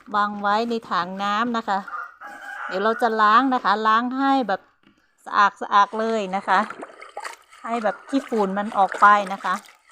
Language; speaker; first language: Thai; non-native, local second language; Hmong